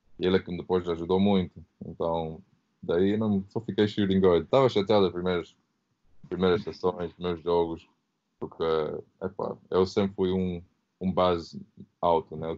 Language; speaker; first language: Portuguese; early bilingual, heritage; Portuguese